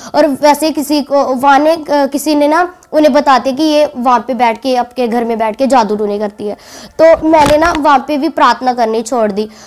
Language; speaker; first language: Hindi; native; Hindi